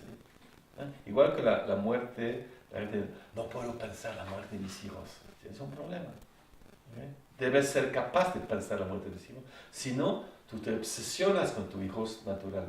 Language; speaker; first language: Spanish; non-native, fluent; French